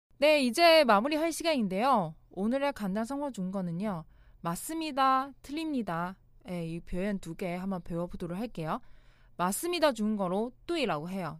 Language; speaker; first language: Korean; non-native, fluent; Chinese